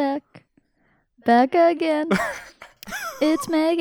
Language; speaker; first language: English; native; English